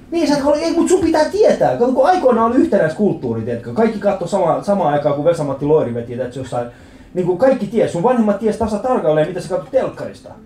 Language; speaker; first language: Finnish; early bilingual, other home language; Persian